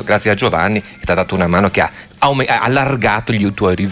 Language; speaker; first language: Italian; native; Italian